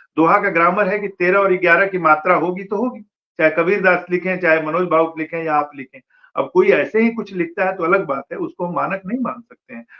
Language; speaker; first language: Hindi; non-native, local second language; Bhojpuri